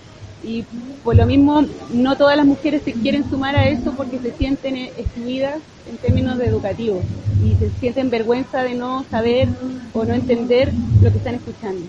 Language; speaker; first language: Spanish; native; Spanish